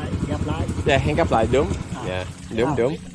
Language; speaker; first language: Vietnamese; non-native, learner; English